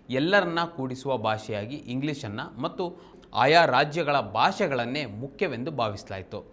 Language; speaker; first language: Kannada; native; Kannada